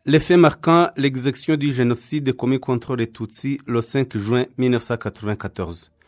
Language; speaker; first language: French; non-native, local second language; Kinyarwanda